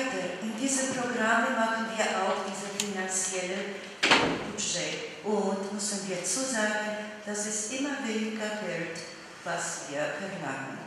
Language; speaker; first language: German; non-native, fluent; Polish